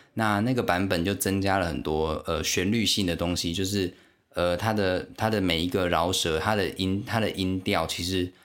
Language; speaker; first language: Chinese; non-native, local second language; Min Nan Chinese